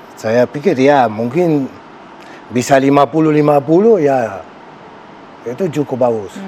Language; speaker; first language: Indonesian; non-native, fluent; Spanish